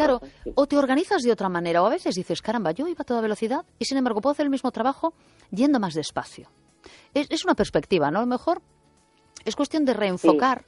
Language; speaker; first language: Spanish; native; Spanish